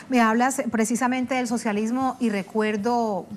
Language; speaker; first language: Spanish; native; Spanish